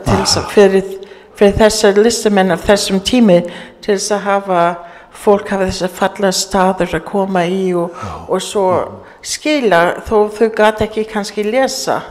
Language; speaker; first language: Icelandic; early bilingual, heritage; English